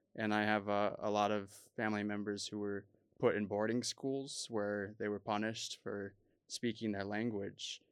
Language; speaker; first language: English; native; English